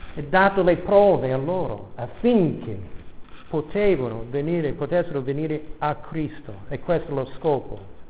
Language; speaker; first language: Italian; non-native, fluent; English